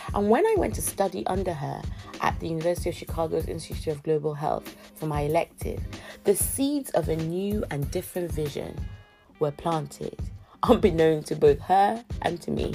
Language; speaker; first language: English; non-native, local second language; Yoruba